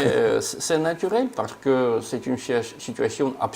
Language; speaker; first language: French; non-native, fluent; Russian